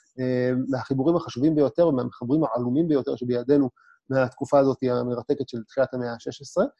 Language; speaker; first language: Hebrew; native; Hebrew